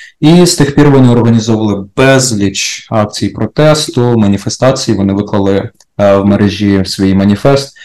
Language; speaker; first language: Ukrainian; native; Ukrainian